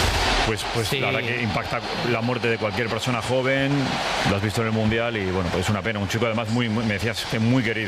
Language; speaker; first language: Spanish; native; Spanish